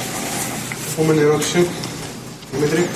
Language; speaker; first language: Greek; native; Greek